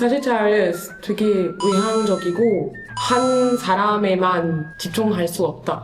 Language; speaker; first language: Korean; non-native, learner; French